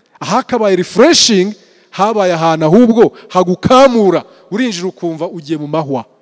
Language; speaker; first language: Kinyarwanda; early bilingual, heritage; Kinyarwanda